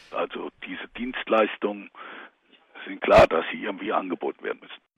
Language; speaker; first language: German; non-native, fluent; Italian